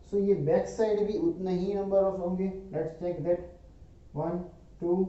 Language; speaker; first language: Hindi; non-native, local second language; Gujarati